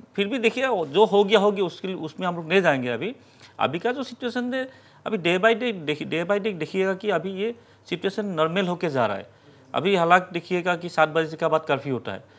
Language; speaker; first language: Hindi; non-native, local second language; Assamese